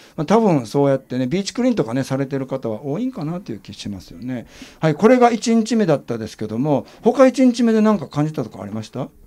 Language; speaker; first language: Japanese; native; Japanese